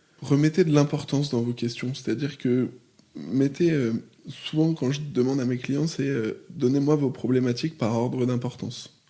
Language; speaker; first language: French; native; French